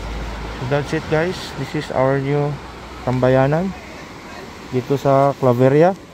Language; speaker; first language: Filipino; non-native, local second language; Cebuano